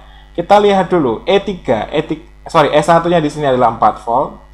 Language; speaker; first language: Indonesian; native; Indonesian